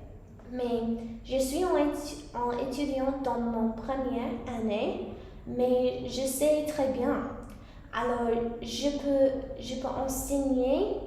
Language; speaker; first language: French; non-native, learner; English